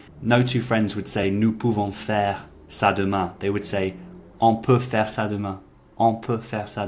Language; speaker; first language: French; non-native, fluent; English